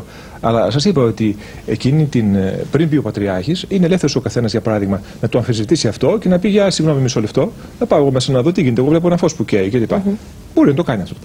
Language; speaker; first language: Greek; native; Greek